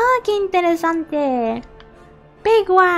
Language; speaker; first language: Spanish; early bilingual, heritage; English